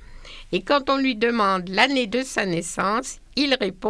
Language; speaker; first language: French; native; French